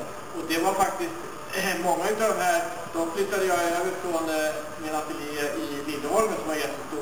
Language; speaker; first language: Swedish; native; Swedish